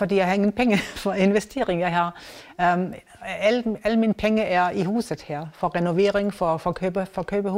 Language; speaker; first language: Danish; non-native, learner; German